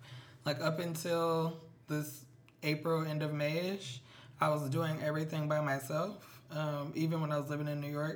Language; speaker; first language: English; native; English